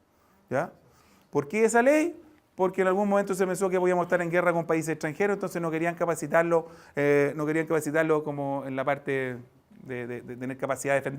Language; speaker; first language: Spanish; native; Spanish